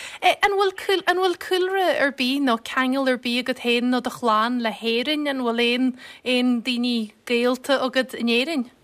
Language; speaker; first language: Irish; native; Irish